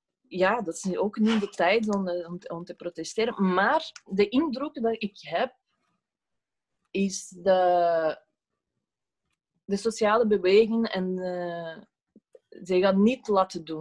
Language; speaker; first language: Dutch; non-native, fluent; Portuguese